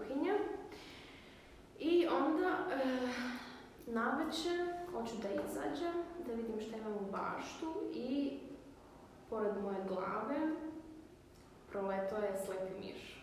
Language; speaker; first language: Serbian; early bilingual, heritage; Serbian